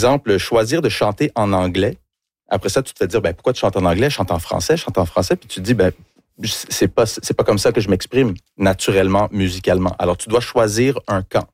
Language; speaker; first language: French; early bilingual, other home language; English